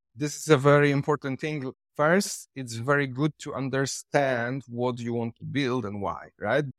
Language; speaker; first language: English; non-native, fluent; Polish